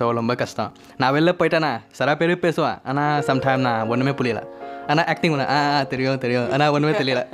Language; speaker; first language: Tamil; non-native, learner; Thai